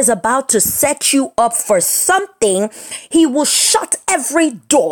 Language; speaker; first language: English; native; English